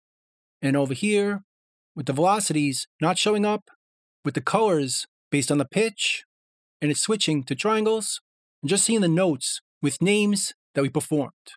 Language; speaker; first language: English; native; English